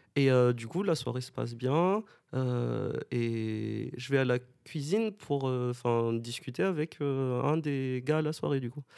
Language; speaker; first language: French; non-native, local second language; Malagasy